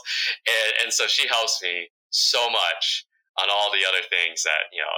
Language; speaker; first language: English; early bilingual, other home language; Vietnamese